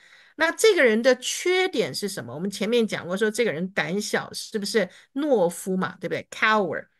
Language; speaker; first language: Chinese; native; Chinese